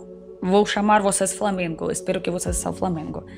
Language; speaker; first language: Portuguese; non-native, learner; Russian